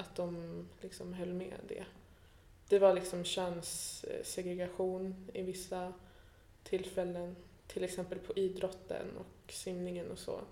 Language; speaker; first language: Swedish; early bilingual, other home language; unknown